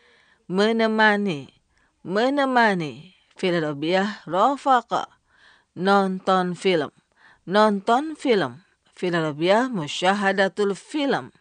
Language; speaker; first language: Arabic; non-native, fluent; Indonesian